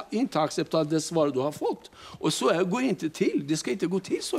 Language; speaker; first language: Swedish; native; Swedish